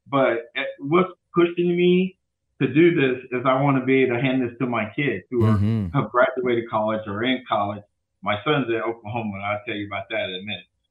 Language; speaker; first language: English; native; English